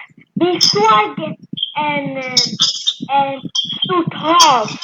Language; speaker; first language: Swedish; early bilingual, other home language; French